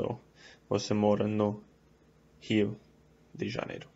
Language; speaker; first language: Portuguese; non-native, fluent; English